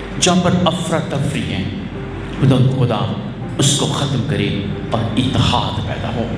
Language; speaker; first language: Urdu; non-native, local second language; Punjabi